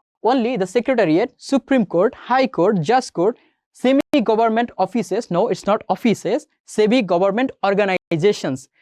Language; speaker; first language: English; non-native, local second language; Bangla